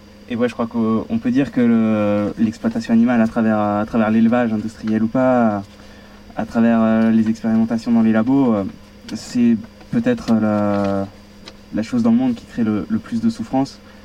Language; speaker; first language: French; native; French